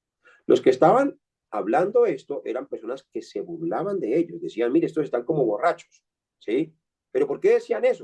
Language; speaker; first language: Spanish; native; Spanish